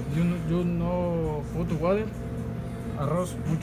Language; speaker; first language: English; non-native, learner; Spanish